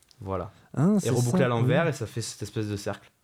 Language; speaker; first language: French; native; French